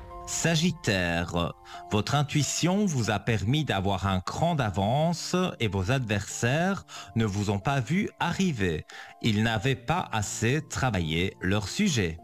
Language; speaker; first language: French; native; French